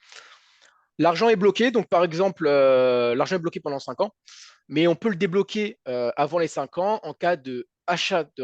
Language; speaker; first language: French; native; French